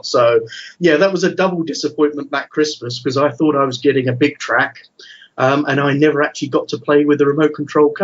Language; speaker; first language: English; native; English